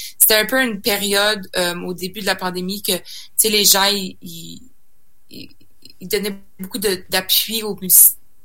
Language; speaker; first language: French; native; French